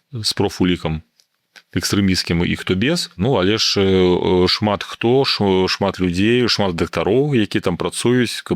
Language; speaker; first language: Belarusian; non-native, local second language; Russian